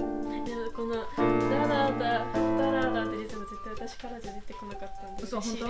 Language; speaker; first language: Japanese; native; Japanese